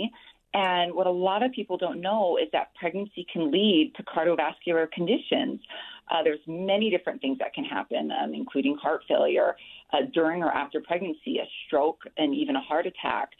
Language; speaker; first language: English; native; English